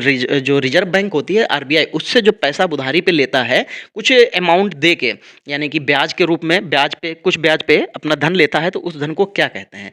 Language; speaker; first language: Hindi; native; Hindi